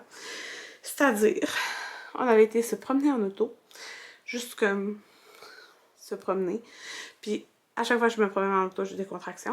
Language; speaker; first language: French; native; French